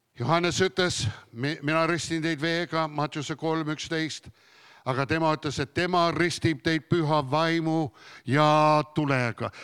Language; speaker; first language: Estonian; non-native, fluent; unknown